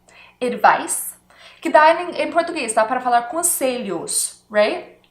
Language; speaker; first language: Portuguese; non-native, fluent; English